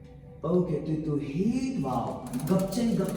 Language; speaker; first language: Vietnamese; non-native, learner; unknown